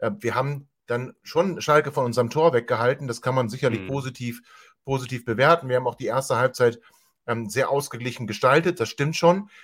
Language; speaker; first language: German; native; German